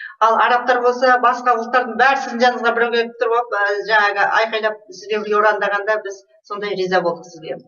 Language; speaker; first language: Kazakh; native; Kazakh